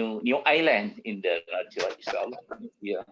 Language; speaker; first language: English; non-native, learner; Malay